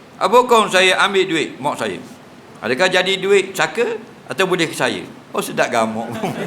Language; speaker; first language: Malay; native; Malay